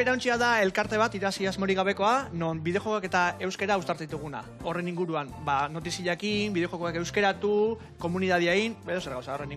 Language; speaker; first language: Basque; native; Basque